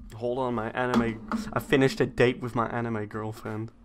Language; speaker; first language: English; native; English